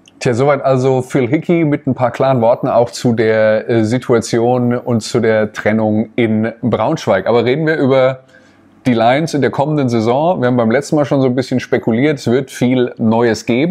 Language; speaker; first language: German; native; German